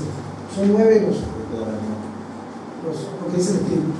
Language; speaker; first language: Spanish; native; Spanish